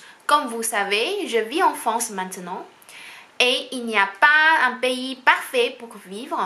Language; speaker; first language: French; non-native, fluent; Chinese